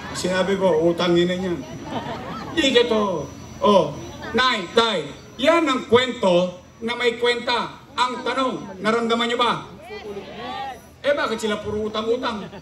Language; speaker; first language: Filipino; native; Filipino